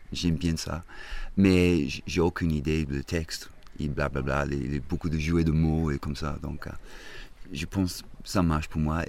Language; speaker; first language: French; non-native, fluent; English